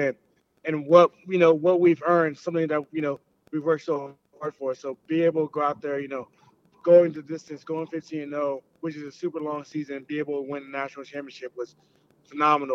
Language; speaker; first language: English; early bilingual, other home language; Haitian Creole